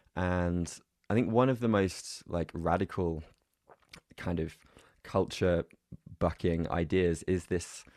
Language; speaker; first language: English; native; English